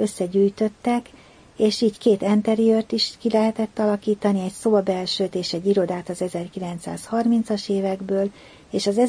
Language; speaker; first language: Hungarian; native; Hungarian